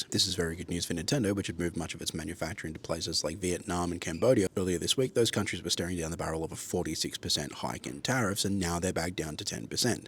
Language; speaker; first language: English; native; English